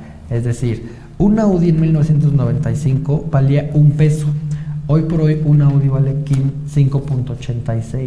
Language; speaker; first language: Spanish; native; Spanish